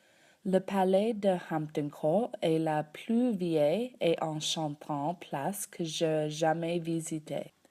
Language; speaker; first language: French; non-native, learner; English